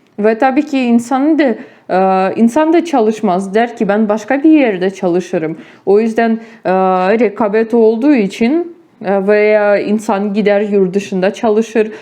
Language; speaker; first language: Turkish; non-native, fluent; Ukrainian